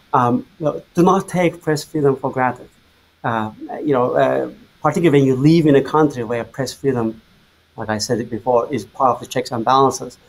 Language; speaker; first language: English; non-native, fluent; Azerbaijani